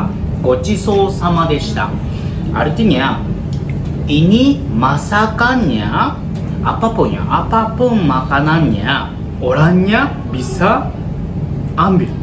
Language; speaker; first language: Indonesian; non-native, learner; Japanese